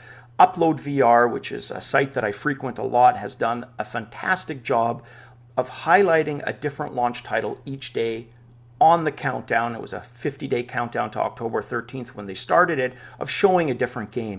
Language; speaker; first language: English; native; English